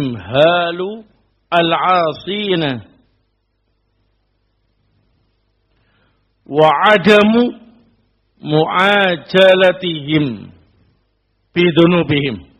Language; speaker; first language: Arabic; non-native, fluent; Indonesian